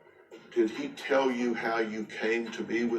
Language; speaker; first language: English; native; English